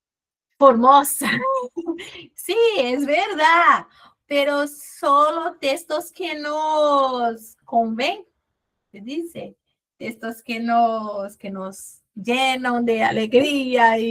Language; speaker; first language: Spanish; non-native, fluent; Portuguese